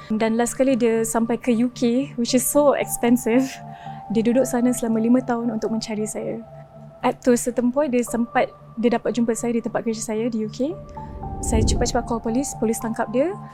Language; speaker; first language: Malay; native; Malay